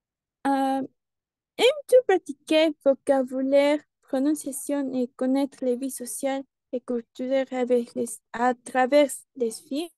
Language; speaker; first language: French; non-native, learner; Spanish